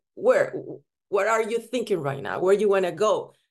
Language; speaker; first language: English; non-native, fluent; Spanish